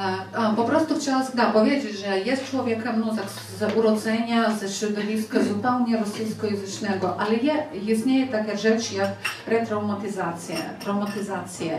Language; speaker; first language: Polish; non-native, fluent; Ukrainian